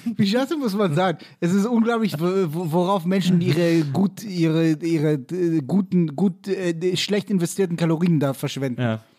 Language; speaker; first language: German; non-native, fluent; Hebrew